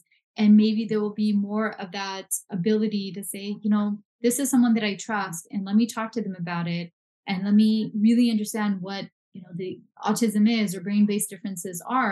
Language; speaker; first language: English; non-native, local second language; Punjabi